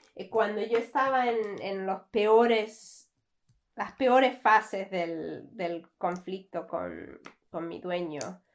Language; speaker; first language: Spanish; early bilingual, heritage; English